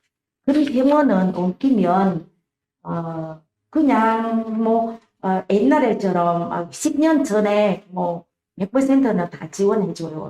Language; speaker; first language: Korean; non-native, learner; Vietnamese